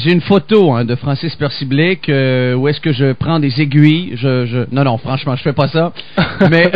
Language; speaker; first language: French; native; French